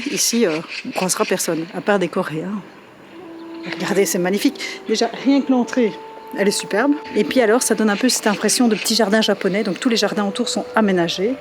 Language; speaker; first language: French; native; French